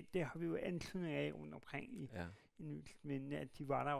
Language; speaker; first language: Danish; native; Danish